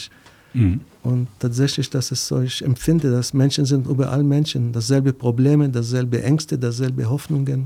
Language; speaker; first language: German; non-native, fluent; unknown